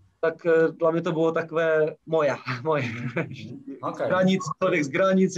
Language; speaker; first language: Polish; non-native, learner; Czech